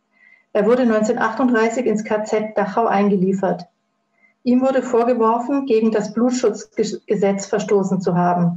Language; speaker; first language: German; native; German